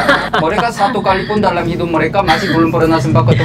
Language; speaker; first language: Indonesian; non-native, fluent; Korean